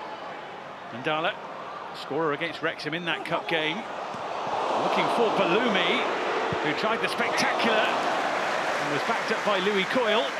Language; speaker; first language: English; native; English